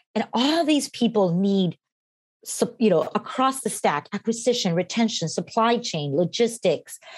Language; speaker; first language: English; non-native, fluent; Spanish